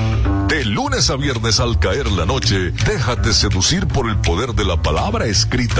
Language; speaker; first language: Spanish; native; Spanish